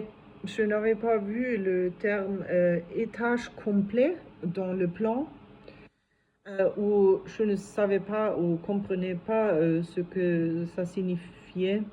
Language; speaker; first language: French; non-native, fluent; German